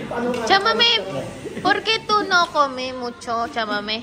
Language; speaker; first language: Spanish; non-native, learner; Filipino